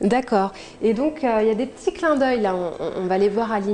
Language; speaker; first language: French; native; French